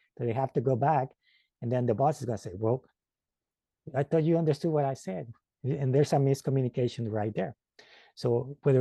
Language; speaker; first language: English; non-native, fluent; Spanish